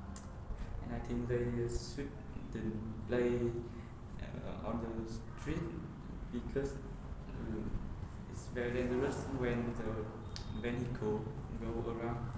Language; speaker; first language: English; non-native, learner; Vietnamese